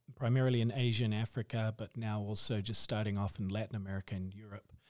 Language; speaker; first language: English; native; English